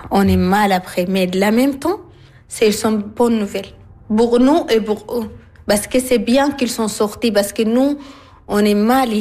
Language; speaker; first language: French; non-native, learner; Arabic